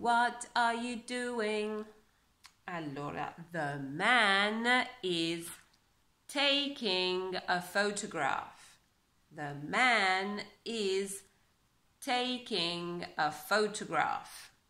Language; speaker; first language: English; non-native, fluent; Italian